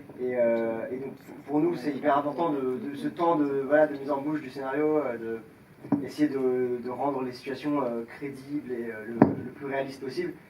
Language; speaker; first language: French; native; French